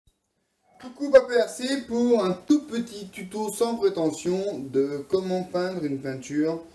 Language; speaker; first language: French; native; French